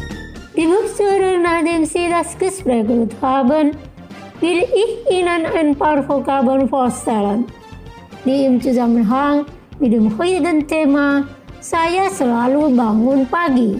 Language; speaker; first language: German; non-native, learner; Indonesian